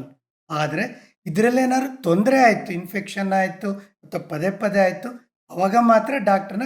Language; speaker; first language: Kannada; native; Kannada